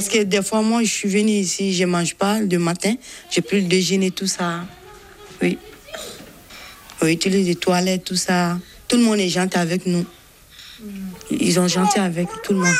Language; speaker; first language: French; non-native, learner; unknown